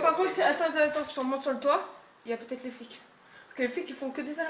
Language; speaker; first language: French; native; French